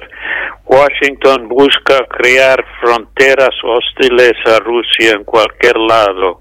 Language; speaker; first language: Spanish; non-native, fluent; English